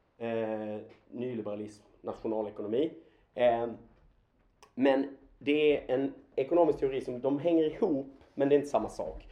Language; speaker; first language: Swedish; native; Swedish